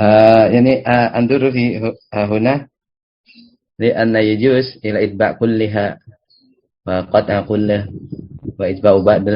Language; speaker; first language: Arabic; non-native, learner; Malay